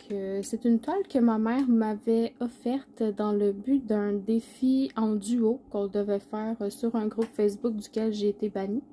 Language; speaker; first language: French; native; French